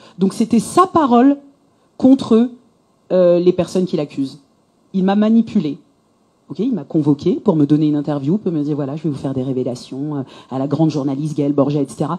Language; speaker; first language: French; native; French